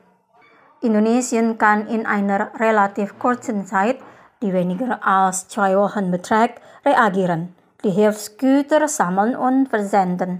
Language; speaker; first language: German; non-native, fluent; Indonesian